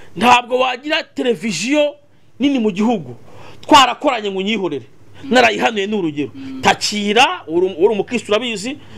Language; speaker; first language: Kinyarwanda; native; Kinyarwanda